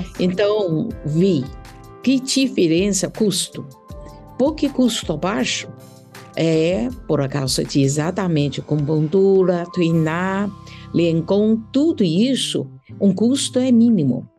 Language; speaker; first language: Portuguese; non-native, learner; Chinese